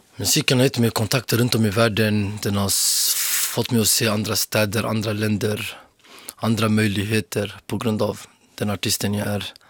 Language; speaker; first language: Swedish; early bilingual, other home language; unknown